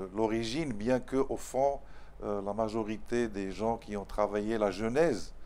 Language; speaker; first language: French; non-native, local second language; Arabic